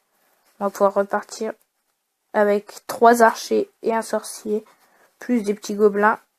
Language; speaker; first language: French; native; French